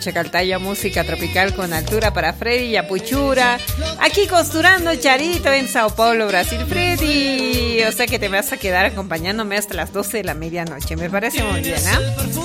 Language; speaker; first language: Spanish; native; Spanish